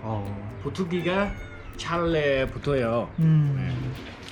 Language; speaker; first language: Korean; non-native, learner; Khmer